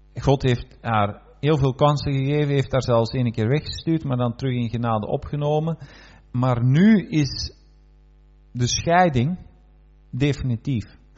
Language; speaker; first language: Dutch; native; Dutch